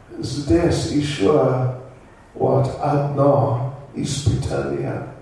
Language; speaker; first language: Russian; non-native, learner; English